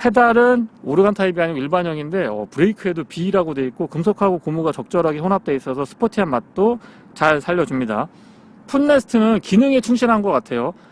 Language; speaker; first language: Korean; native; Korean